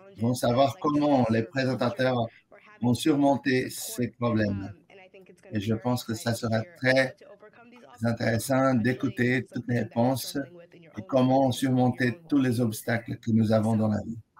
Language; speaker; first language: French; non-native, fluent; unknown